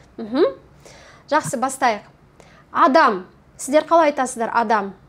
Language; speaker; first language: Kazakh; native; Kazakh